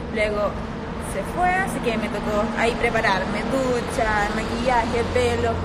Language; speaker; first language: Spanish; native; Spanish